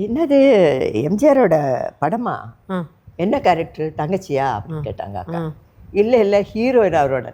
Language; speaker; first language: Tamil; non-native, local second language; Telugu